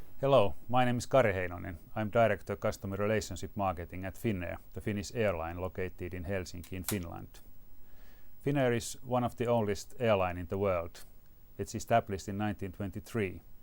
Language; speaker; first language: English; non-native, fluent; Finnish